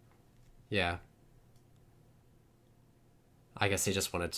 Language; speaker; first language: English; native; English